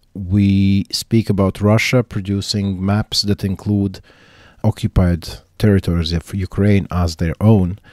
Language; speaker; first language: English; non-native, fluent; Latvian